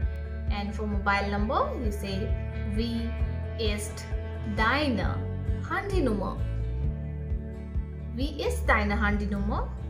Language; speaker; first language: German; non-native, fluent; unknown